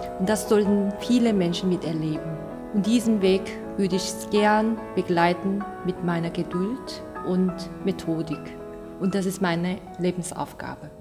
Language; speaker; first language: German; non-native, fluent; Korean